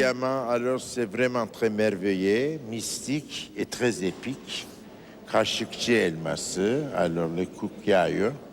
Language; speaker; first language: French; non-native, fluent; Turkish